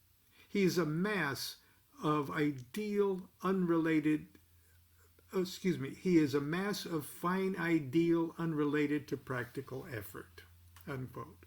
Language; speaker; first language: English; native; English